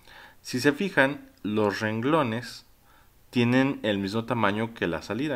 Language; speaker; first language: Spanish; native; Spanish